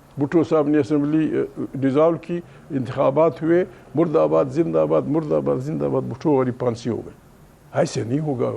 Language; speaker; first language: Urdu; non-native, local second language; Pashto